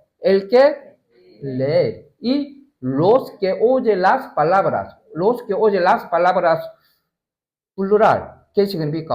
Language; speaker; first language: Spanish; non-native, learner; Korean